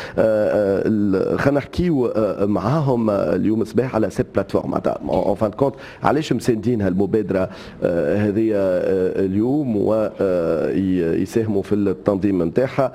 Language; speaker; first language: Arabic; native; Arabic